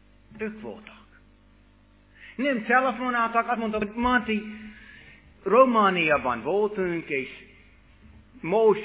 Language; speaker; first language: Hungarian; non-native, fluent; English